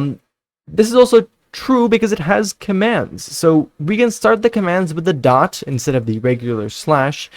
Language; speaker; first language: English; non-native, fluent; Dutch